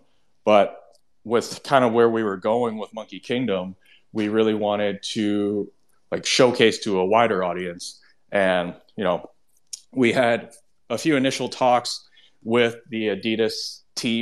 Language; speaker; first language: English; non-native, local second language; Cantonese